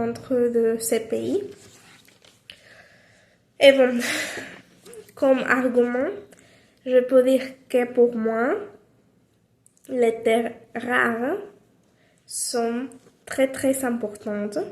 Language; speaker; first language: French; non-native, learner; Spanish